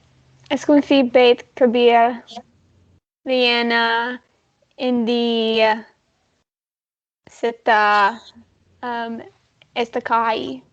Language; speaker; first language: Arabic; non-native, learner; English